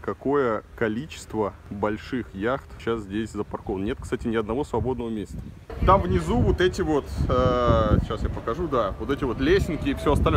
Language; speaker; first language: Russian; native; Russian